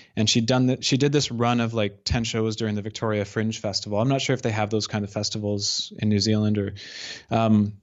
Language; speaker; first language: English; native; English